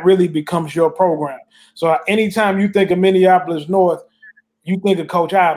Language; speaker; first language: English; native; English